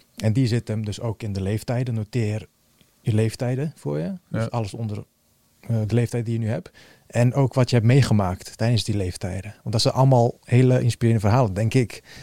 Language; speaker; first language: Dutch; early bilingual, other home language; Bosnian